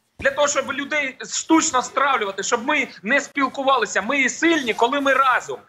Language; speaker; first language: Ukrainian; native; Ukrainian